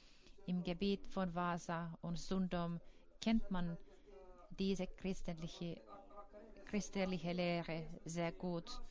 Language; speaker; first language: German; non-native, fluent; Finnish